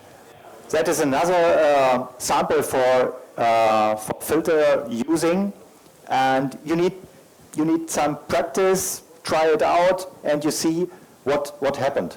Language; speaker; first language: English; non-native, learner; German